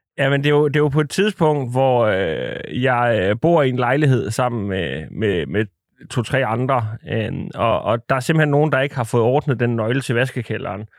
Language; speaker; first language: Danish; native; Danish